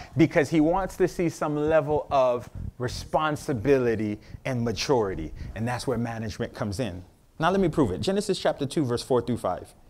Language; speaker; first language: English; native; English